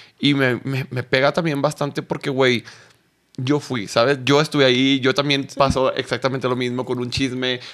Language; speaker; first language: Spanish; native; Spanish